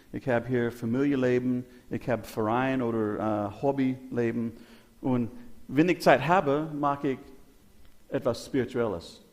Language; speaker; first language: German; non-native, fluent; English